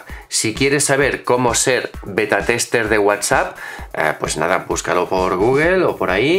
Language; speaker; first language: Spanish; native; Spanish